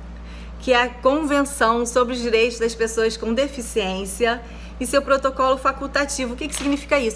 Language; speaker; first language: Portuguese; native; Portuguese